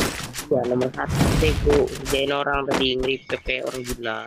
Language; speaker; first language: Indonesian; native; Indonesian